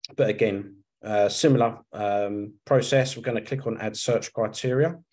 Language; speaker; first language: English; native; English